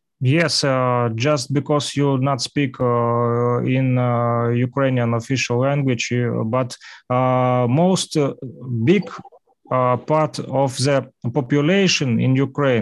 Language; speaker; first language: English; non-native, learner; Russian